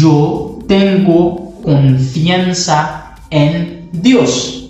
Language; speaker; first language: Spanish; non-native, learner; Haitian Creole